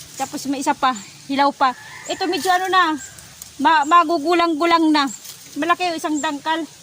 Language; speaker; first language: Filipino; non-native, local second language; Waray